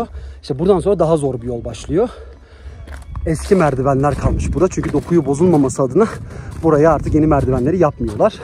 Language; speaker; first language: Turkish; native; Turkish